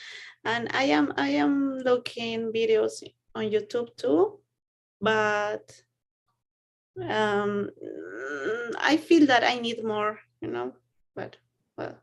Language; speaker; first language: English; non-native, learner; Spanish